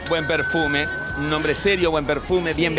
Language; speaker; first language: Spanish; native; Spanish